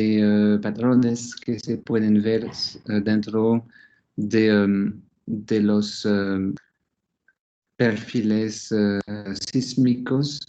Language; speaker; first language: Spanish; non-native, fluent; French